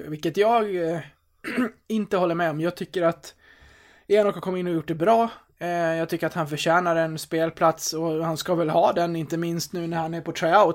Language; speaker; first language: Swedish; native; Swedish